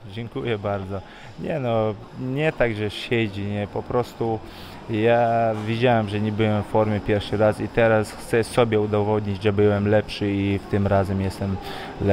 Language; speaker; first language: Polish; non-native, fluent; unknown